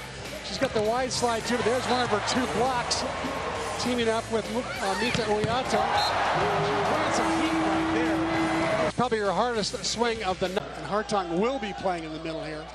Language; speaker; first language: English; native; English